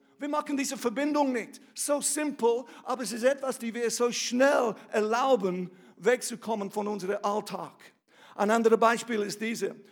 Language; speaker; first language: German; non-native, fluent; English